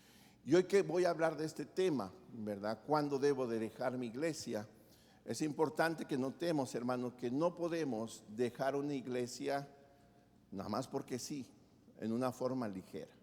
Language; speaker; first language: Spanish; native; Spanish